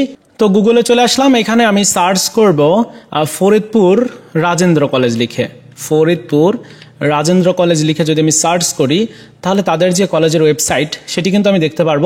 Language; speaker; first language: Bangla; native; Bangla